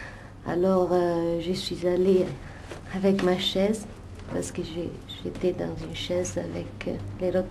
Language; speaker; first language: French; non-native, fluent; Italian